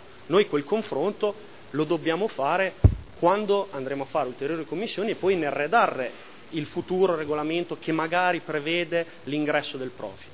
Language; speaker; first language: Italian; native; Italian